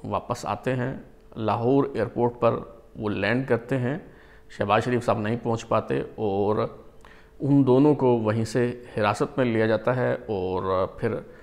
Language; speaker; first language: Urdu; native; Urdu